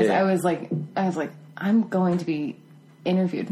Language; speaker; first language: English; native; English